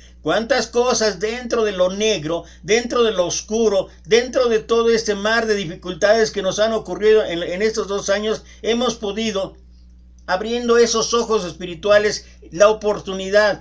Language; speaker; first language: Spanish; native; Spanish